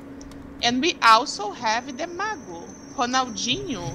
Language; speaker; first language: English; non-native, fluent; Portuguese